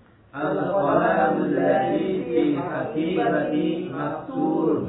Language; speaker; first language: Arabic; non-native, learner; Indonesian